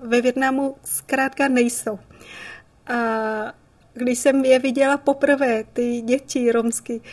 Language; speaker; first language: Czech; non-native, fluent; Vietnamese